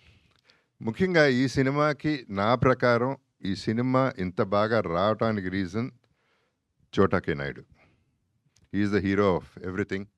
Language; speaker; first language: Telugu; native; Telugu